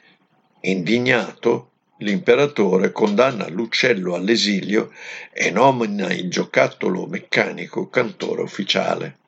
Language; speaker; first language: Italian; native; Italian